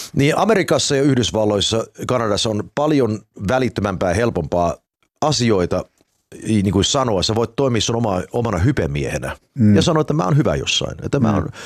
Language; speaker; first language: Finnish; early bilingual, heritage; Finnish